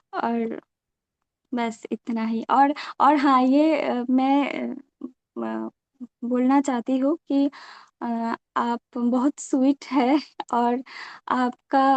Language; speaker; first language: Hindi; non-native, local second language; Bangla